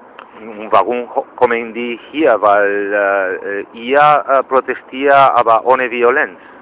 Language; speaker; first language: German; non-native, learner; Spanish